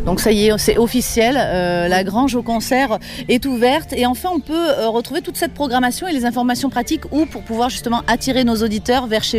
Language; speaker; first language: French; native; French